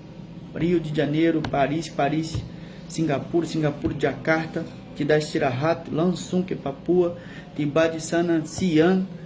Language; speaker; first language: Indonesian; non-native, fluent; Portuguese